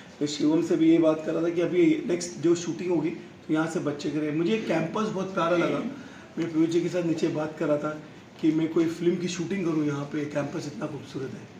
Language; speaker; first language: Hindi; non-native, local second language; Tamil